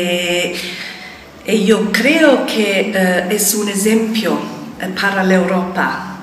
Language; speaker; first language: Portuguese; non-native, learner; Italian